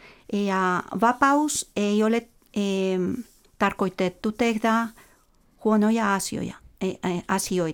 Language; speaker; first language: Finnish; non-native, fluent; Spanish